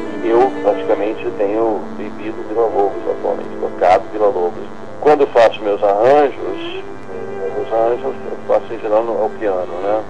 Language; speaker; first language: Portuguese; non-native, fluent; English